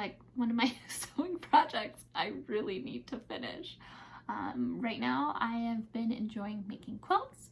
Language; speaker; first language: English; native; English